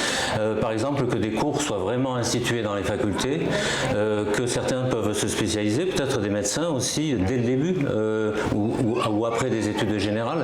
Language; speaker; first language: French; native; French